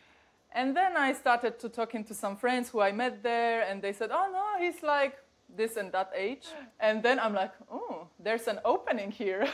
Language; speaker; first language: English; non-native, fluent; Polish